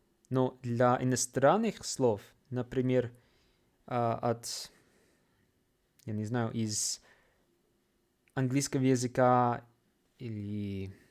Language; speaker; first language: Russian; non-native, fluent; English